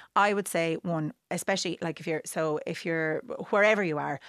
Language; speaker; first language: English; native; English